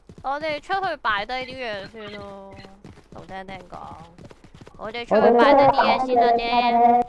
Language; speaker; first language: Chinese; native; Chinese